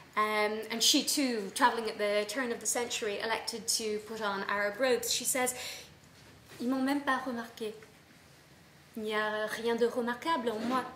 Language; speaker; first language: English; native; English